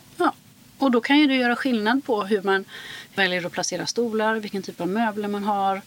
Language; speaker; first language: Swedish; native; Swedish